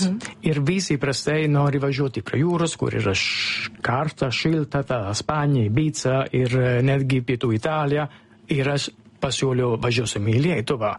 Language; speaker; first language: Lithuanian; non-native, fluent; Italian